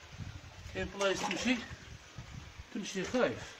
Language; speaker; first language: Arabic; native; Arabic